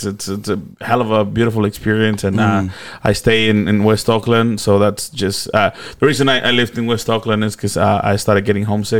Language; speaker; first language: English; non-native, fluent; Spanish